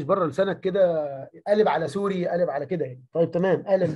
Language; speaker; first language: Arabic; native; Arabic